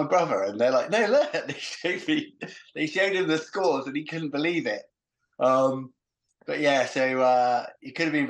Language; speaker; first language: English; native; English